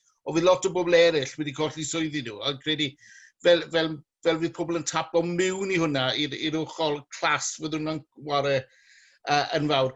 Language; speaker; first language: Welsh; native; Welsh